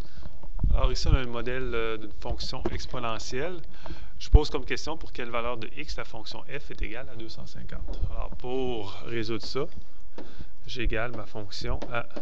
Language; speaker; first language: French; native; French